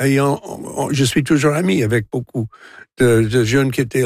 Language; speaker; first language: French; non-native, local second language; English